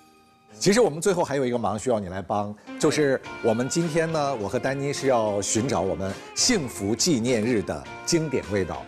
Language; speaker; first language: Chinese; native; Chinese